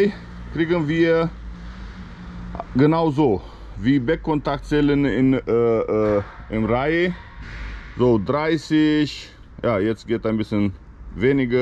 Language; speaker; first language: German; non-native, fluent; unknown